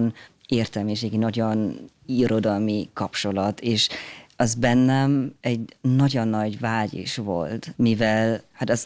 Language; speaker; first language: Hungarian; non-native, fluent; German